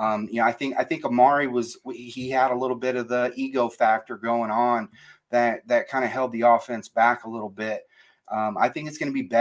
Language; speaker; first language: English; native; English